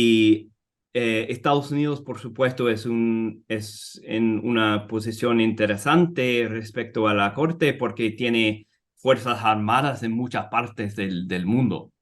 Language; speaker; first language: Spanish; non-native, fluent; English